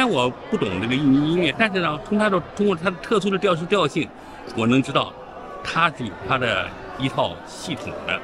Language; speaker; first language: Chinese; native; Chinese